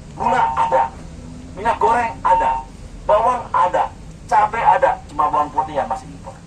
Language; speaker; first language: Indonesian; native; Indonesian